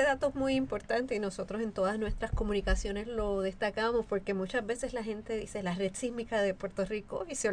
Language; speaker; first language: Spanish; native; Spanish